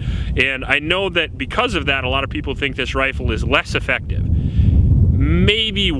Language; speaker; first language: English; native; English